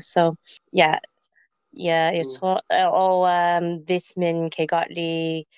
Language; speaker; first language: Danish; non-native, learner; English